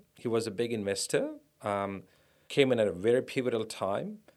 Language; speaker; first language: English; non-native, local second language; Tamil